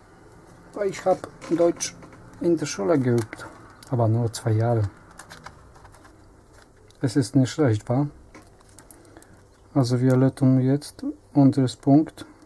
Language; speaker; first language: German; non-native, learner; Polish